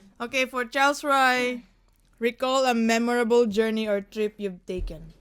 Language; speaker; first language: English; non-native, local second language; Cebuano